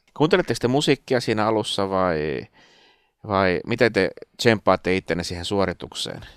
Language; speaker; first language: Finnish; native; Finnish